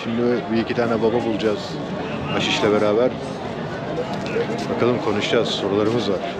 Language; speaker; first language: Turkish; native; Turkish